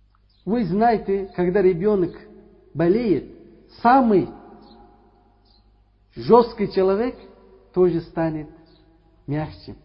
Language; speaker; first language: Russian; non-native, learner; Uzbek